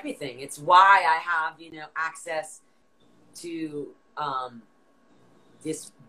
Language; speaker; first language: English; native; English